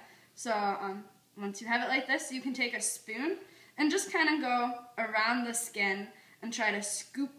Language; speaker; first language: English; native; English